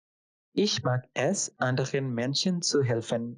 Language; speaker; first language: German; non-native, fluent; Bangla